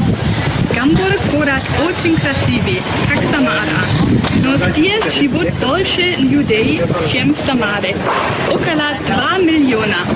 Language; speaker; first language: Russian; non-native, learner; German